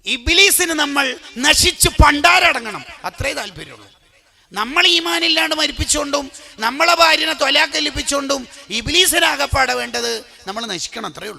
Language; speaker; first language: Malayalam; native; Malayalam